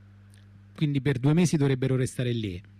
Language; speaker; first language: Italian; native; Italian